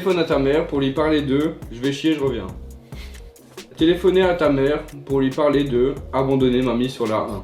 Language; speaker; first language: French; native; French